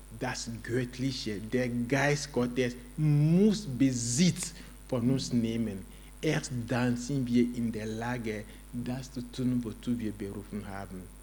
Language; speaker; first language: German; non-native, fluent; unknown